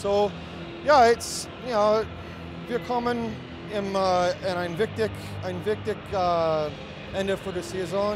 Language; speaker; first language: German; non-native, learner; English